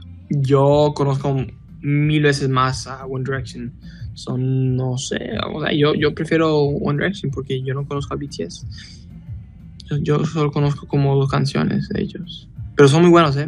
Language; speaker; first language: Spanish; early bilingual, heritage; English